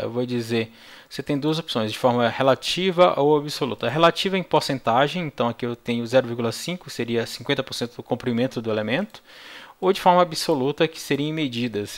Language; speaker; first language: Portuguese; native; Portuguese